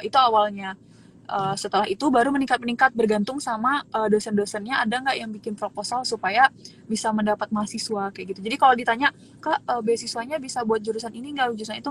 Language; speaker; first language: Indonesian; native; Indonesian